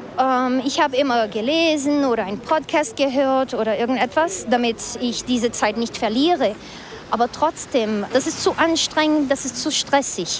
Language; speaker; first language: German; early bilingual, heritage; Portuguese